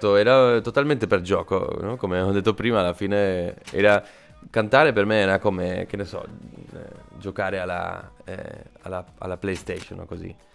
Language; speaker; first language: Italian; non-native, fluent; Spanish